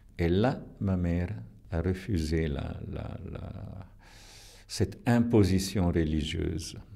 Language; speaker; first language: French; non-native, local second language; Italian